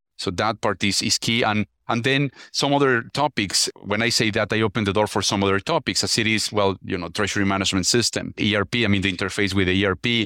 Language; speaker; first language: English; non-native, fluent; Spanish